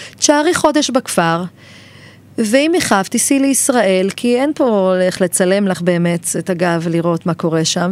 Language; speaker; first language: Hebrew; native; Hebrew